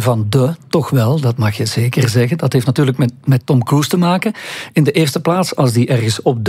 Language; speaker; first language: Dutch; native; Dutch